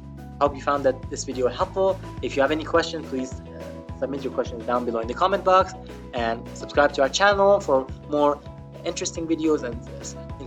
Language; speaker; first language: English; non-native, fluent; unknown